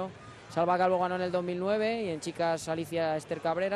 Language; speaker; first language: Spanish; native; Spanish